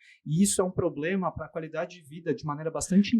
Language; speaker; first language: Portuguese; native; Portuguese